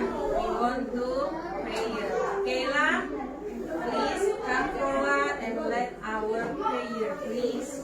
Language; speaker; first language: English; non-native, learner; Indonesian